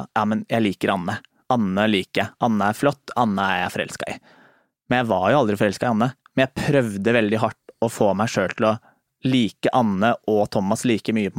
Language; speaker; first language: Norwegian; native; Norwegian